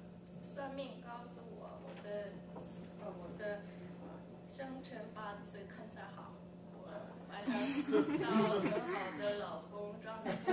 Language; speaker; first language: Chinese; early bilingual, heritage; English